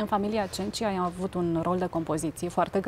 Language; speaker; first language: Romanian; native; Romanian